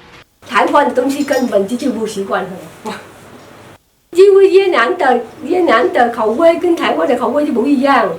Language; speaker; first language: Chinese; non-native, learner; Vietnamese